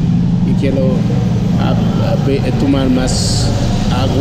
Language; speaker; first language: Spanish; non-native, learner; Haitian Creole